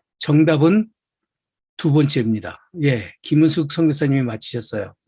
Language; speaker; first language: Korean; native; Korean